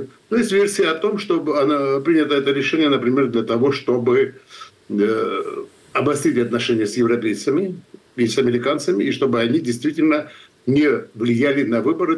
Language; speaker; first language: Russian; non-native, fluent; Georgian